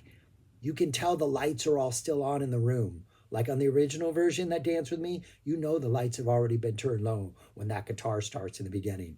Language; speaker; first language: English; native; English